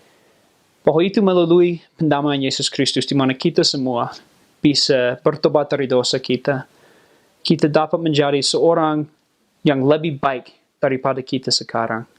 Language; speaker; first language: Indonesian; non-native, fluent; English